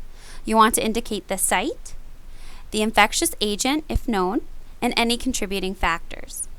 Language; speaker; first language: English; native; English